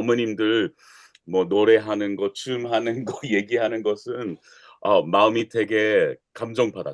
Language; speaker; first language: Korean; non-native, learner; English